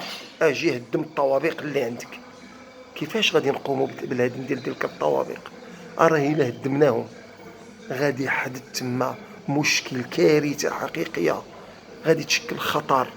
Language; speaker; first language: Arabic; native; Arabic